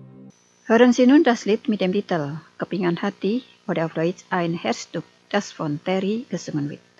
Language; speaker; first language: German; non-native, fluent; Indonesian